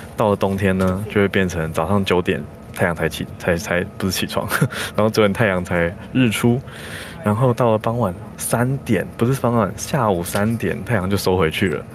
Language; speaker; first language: Chinese; native; Chinese